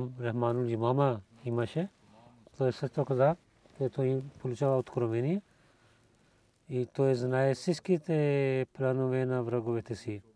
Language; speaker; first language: Bulgarian; non-native, learner; Urdu